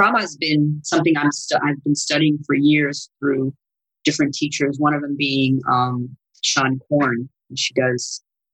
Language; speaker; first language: English; non-native, fluent; Italian